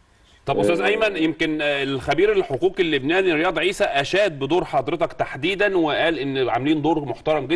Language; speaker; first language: Arabic; native; Arabic